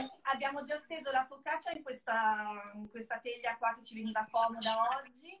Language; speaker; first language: Italian; native; Italian